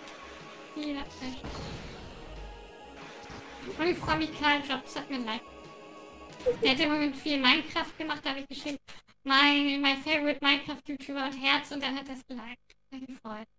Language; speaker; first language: German; early bilingual, other home language; Japanese